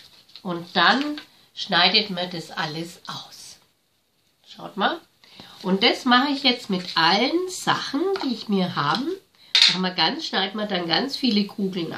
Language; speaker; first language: German; native; German